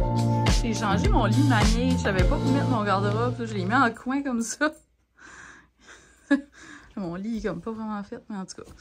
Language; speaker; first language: French; native; French